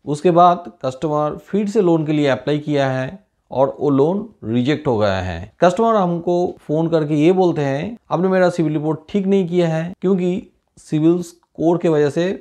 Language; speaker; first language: Hindi; non-native, local second language; Bangla